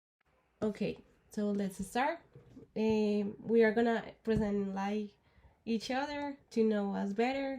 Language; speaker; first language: English; non-native, learner; Spanish